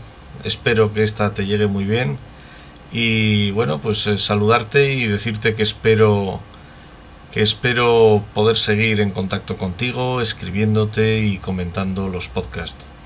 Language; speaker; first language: Spanish; native; Spanish